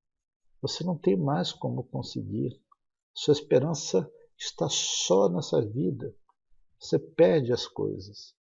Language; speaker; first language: Portuguese; native; Portuguese